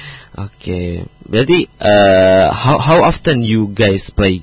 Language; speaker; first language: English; non-native, fluent; Indonesian